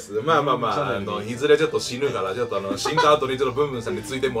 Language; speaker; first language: Japanese; native; Japanese